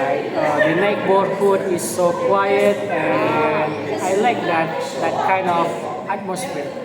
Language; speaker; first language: English; non-native, learner; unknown